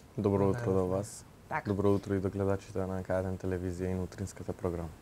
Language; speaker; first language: Macedonian; non-native, local second language; Turkish